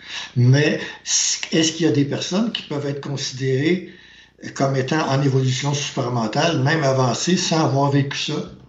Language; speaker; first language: French; native; French